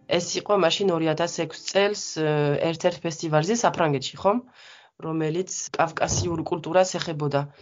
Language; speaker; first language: Georgian; non-native, fluent; French